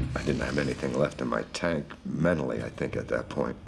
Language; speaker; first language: English; native; English